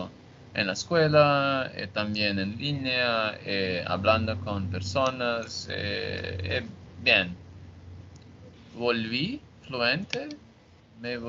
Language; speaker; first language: Spanish; non-native, learner; Portuguese